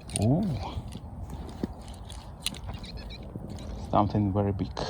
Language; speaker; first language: English; non-native, learner; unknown